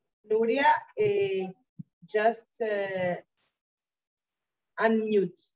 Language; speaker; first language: English; non-native, learner; Spanish